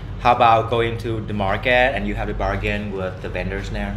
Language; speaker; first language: English; non-native, fluent; Vietnamese